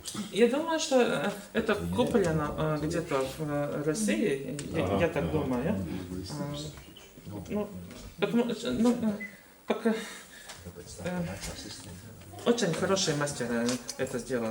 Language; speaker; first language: Russian; non-native, local second language; Latvian